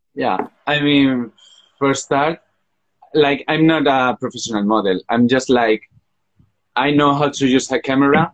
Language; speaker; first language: English; non-native, fluent; Spanish